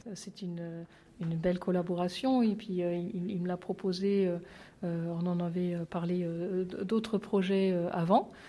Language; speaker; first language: French; non-native, fluent; German